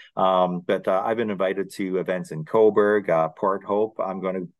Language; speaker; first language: English; native; English